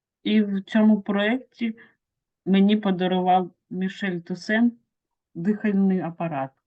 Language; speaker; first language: Ukrainian; non-native, local second language; Russian